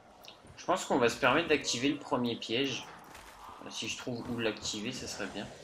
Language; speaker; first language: French; native; French